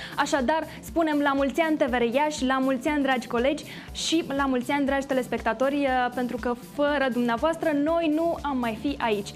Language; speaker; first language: Romanian; native; Romanian